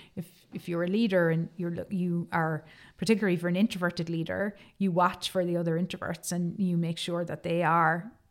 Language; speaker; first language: English; native; English